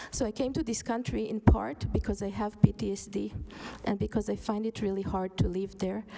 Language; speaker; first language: English; non-native, fluent; Hebrew